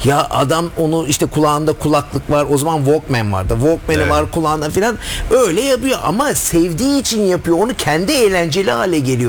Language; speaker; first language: Turkish; early bilingual, heritage; Turkish